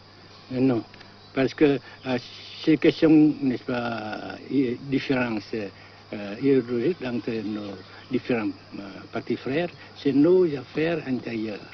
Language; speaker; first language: French; non-native, local second language; Vietnamese